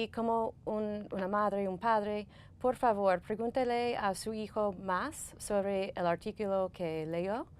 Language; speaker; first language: Spanish; non-native, fluent; English